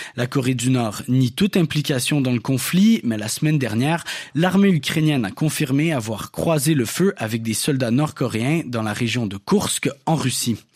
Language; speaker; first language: French; native; French